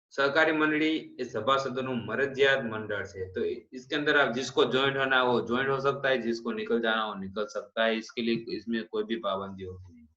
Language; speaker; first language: Hindi; non-native, local second language; Gujarati